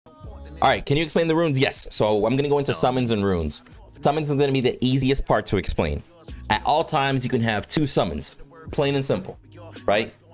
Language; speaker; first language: English; native; English